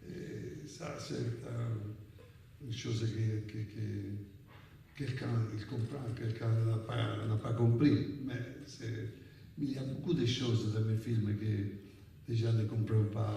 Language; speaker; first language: French; non-native, fluent; Italian